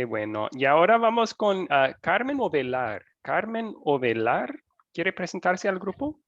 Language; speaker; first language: Spanish; non-native, fluent; English